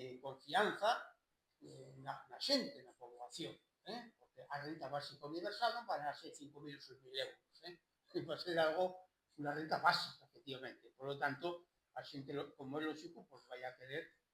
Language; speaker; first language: Galician; native; Galician